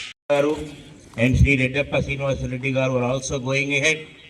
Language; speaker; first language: English; non-native, local second language; Telugu